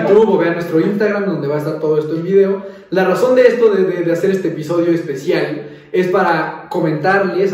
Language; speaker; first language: Spanish; native; Spanish